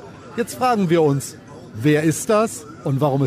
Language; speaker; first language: German; native; German